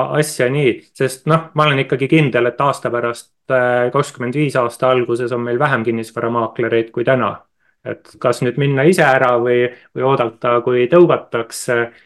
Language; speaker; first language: Estonian; native; Estonian